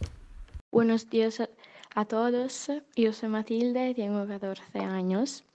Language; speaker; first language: Spanish; non-native, learner; Italian